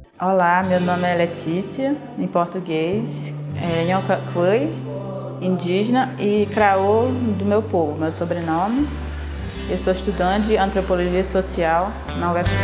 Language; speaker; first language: Portuguese; non-native, local second language; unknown